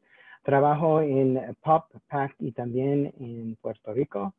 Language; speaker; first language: Spanish; non-native, learner; English